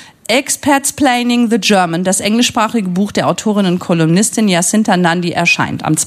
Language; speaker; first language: German; native; German